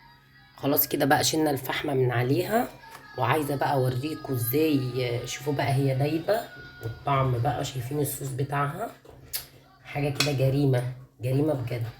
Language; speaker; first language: Arabic; native; Arabic